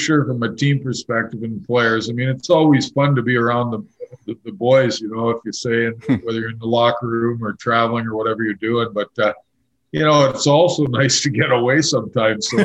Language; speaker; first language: English; native; English